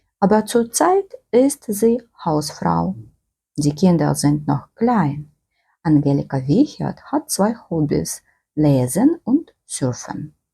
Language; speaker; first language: German; non-native, fluent; Ukrainian